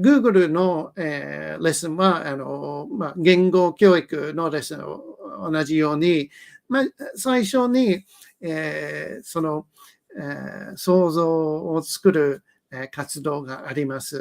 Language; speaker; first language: Japanese; non-native, learner; English